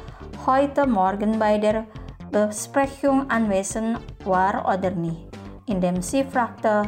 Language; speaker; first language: German; non-native, fluent; Indonesian